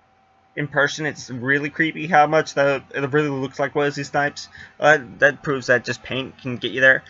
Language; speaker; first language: English; native; English